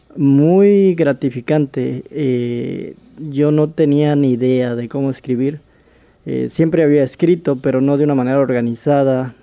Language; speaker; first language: Spanish; native; Spanish